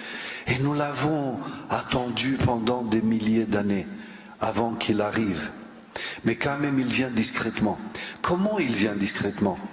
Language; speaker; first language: French; non-native, fluent; Romanian